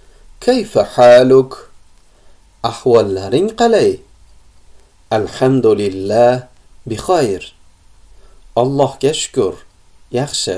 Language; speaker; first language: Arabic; non-native, fluent; Uzbek